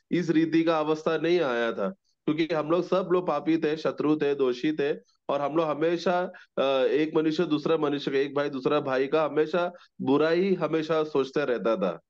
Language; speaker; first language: Hindi; non-native, local second language; Malayalam